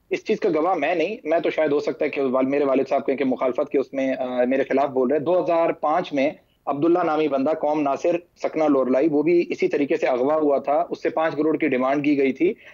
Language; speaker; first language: Urdu; non-native, local second language; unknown